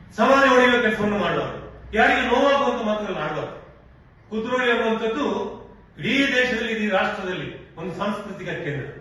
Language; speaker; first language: Kannada; non-native, local second language; Tulu